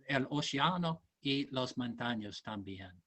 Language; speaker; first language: Spanish; non-native, learner; English